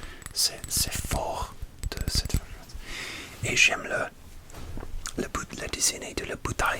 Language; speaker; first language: French; non-native, learner; English